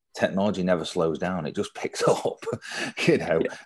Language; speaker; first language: English; native; English